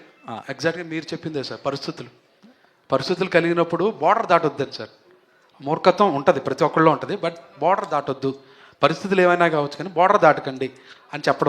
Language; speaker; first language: Telugu; native; Telugu